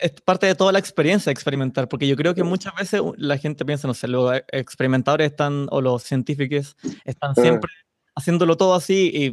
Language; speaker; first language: Spanish; native; Spanish